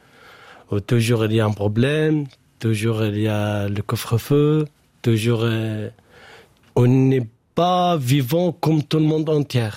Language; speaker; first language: French; non-native, learner; Arabic